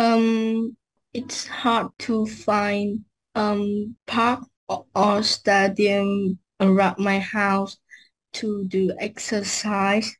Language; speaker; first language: English; non-native, learner; Vietnamese